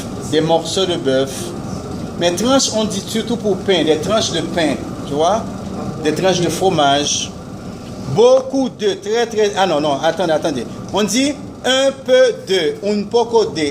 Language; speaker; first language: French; non-native, fluent; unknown